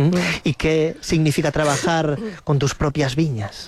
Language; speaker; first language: Spanish; native; Spanish